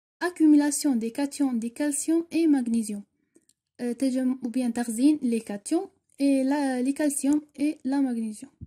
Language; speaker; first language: French; non-native, local second language; Arabic